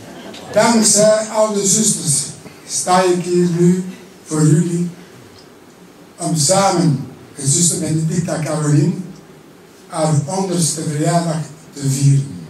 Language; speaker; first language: Dutch; early bilingual, other home language; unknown